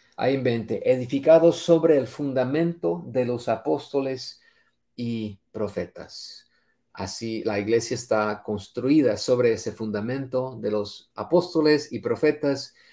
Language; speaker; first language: Spanish; non-native, fluent; English